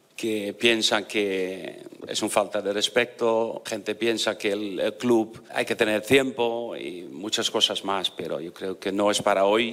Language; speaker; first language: Spanish; non-native, fluent; Dutch